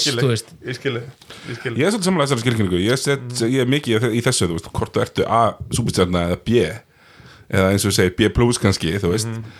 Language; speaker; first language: Icelandic; native; Icelandic